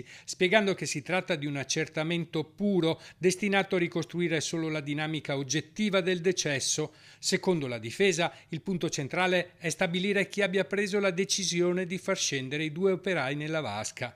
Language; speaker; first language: Italian; native; Italian